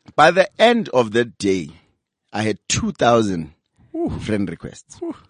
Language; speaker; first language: English; non-native, local second language; Zulu